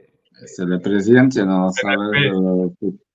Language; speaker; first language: Spanish; non-native, learner; Portuguese